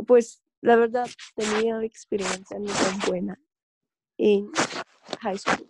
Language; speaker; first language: Spanish; non-native, learner; Russian